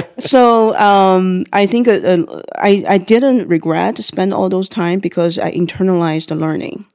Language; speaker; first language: English; non-native, fluent; Chinese